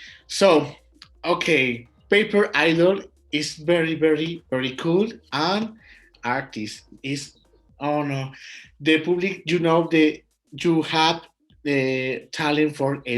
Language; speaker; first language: English; non-native, learner; Spanish